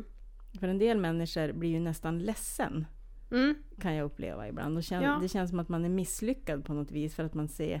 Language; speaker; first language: Swedish; native; Swedish